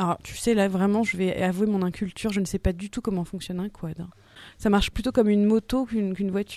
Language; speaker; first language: French; native; French